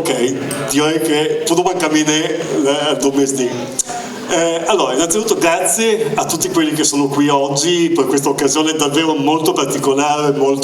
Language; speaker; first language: Italian; native; Italian